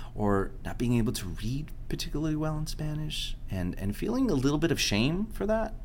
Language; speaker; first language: English; early bilingual, other home language; Spanish